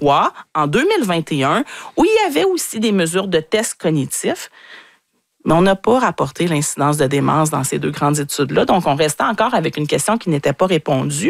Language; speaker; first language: French; native; French